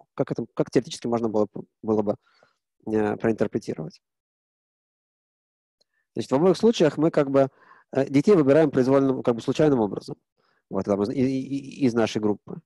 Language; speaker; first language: Russian; native; Russian